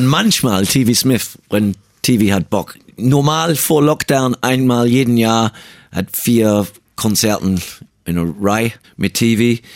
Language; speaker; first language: German; non-native, learner; English